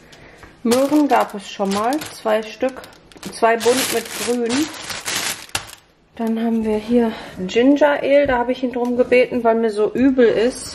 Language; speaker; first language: German; native; German